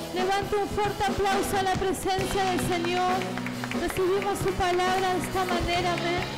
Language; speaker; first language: Spanish; native; Spanish